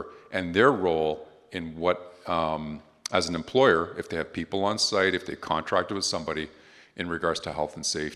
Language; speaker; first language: English; native; English